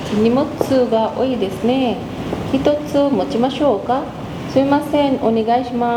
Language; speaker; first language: Japanese; non-native, learner; Bangla